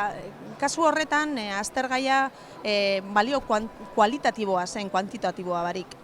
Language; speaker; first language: Basque; native; Basque